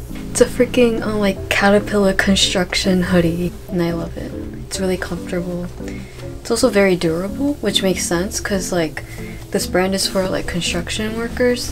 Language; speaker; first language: English; early bilingual, other home language; Japanese